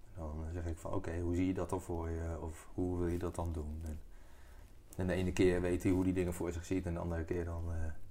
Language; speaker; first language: Dutch; native; Dutch